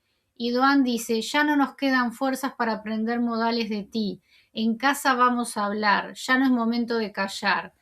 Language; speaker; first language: Spanish; native; Spanish